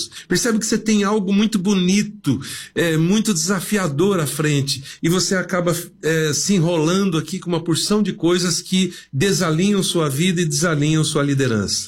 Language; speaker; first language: Portuguese; native; Portuguese